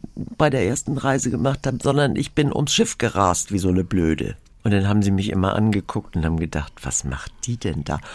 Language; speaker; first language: German; native; German